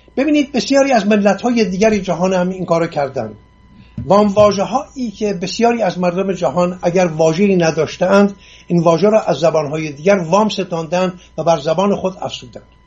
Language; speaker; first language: Persian; non-native, local second language; Assyrian Neo-Aramaic